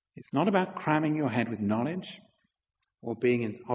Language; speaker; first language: English; native; English